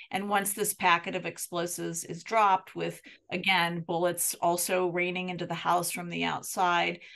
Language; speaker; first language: English; native; English